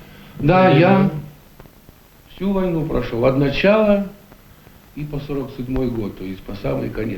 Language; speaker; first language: Russian; native; Russian